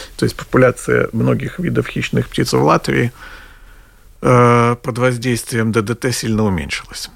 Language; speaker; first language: Russian; native; Russian